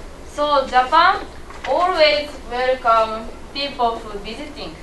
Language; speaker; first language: English; non-native, learner; Japanese